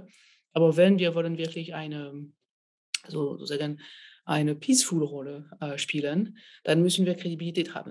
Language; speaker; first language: German; non-native, fluent; French